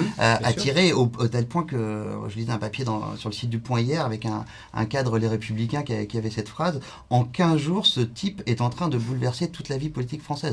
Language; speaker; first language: French; native; French